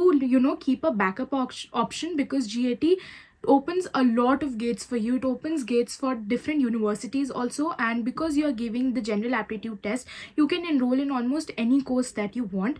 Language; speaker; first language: English; non-native, local second language; Hindi